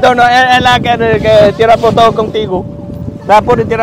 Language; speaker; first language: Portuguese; non-native, learner; Vietnamese